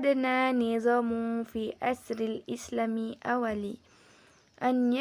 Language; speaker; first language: Arabic; non-native, learner; Indonesian